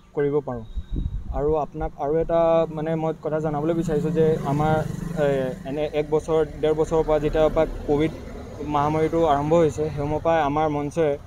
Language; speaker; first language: Assamese; native; Assamese